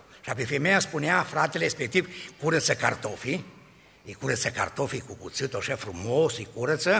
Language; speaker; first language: Romanian; native; Romanian